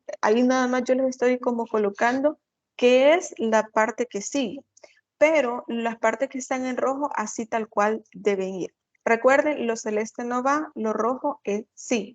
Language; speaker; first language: Spanish; native; Spanish